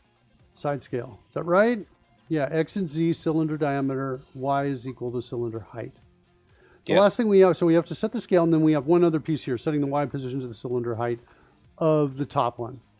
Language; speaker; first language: English; native; English